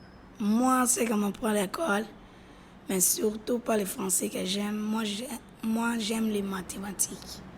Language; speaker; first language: French; non-native, learner; Lingala